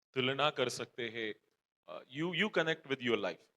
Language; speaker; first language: Hindi; non-native, local second language; Marathi